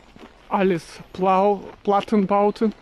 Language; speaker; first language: German; non-native, fluent; Russian